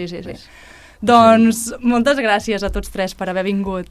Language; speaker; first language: Catalan; native; Catalan